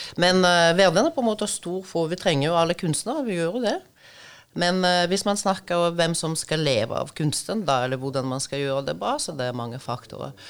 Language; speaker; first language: Norwegian; non-native, fluent; Russian